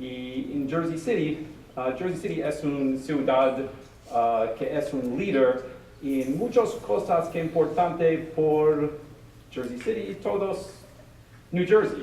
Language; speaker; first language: Spanish; non-native, learner; English